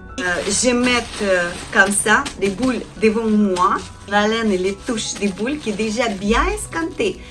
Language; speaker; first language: French; non-native, learner; Ukrainian